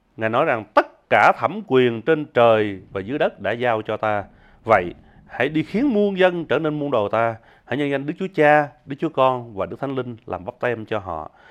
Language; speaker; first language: Vietnamese; early bilingual, heritage; Vietnamese